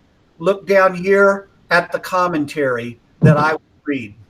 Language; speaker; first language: English; native; English